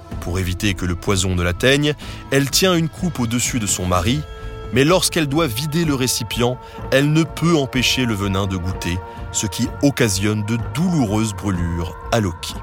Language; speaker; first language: French; native; French